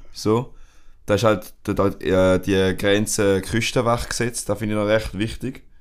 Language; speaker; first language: German; non-native, fluent; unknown